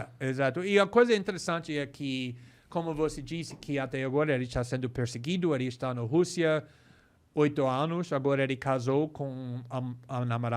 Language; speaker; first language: Portuguese; non-native, fluent; English